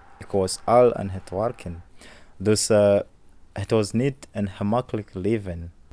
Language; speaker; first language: Dutch; non-native, learner; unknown